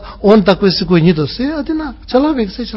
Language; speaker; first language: Russian; non-native, learner; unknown